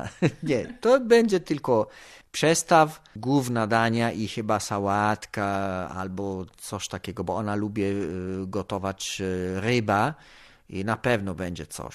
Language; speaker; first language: Polish; non-native, learner; Italian